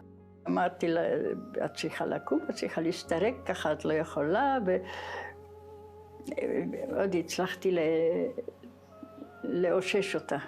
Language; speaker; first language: Hebrew; non-native, fluent; Czech